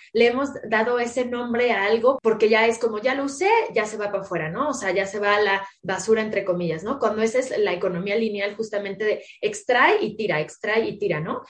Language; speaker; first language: Spanish; native; Spanish